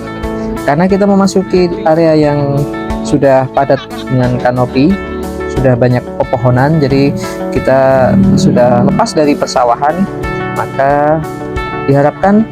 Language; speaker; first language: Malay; non-native, local second language; Javanese